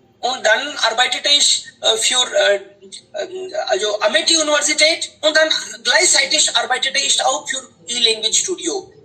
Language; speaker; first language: German; non-native, fluent; Hindi